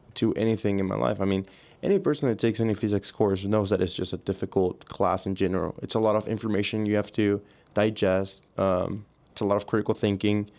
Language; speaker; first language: English; early bilingual, other home language; Spanish